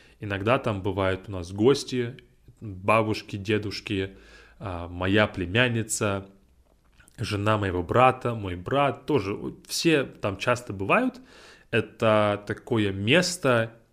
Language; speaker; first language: Russian; native; Russian